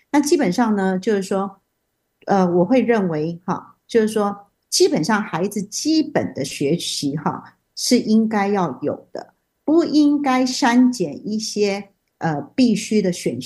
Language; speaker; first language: Chinese; native; Chinese